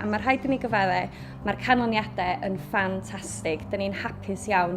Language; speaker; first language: Welsh; native; Welsh